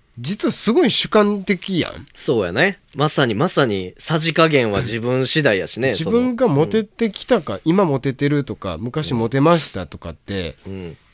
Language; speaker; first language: Japanese; native; Japanese